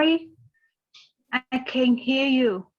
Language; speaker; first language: English; non-native, learner; Vietnamese